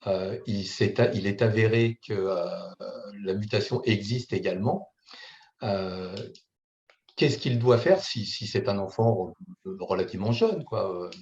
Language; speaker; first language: French; native; French